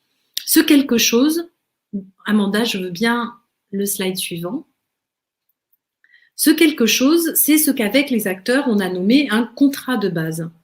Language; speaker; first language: French; native; French